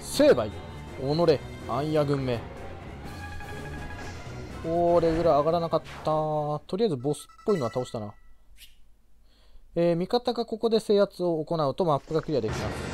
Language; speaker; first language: Japanese; native; Japanese